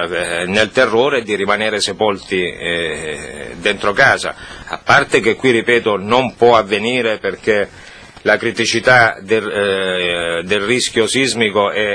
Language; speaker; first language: Italian; native; Italian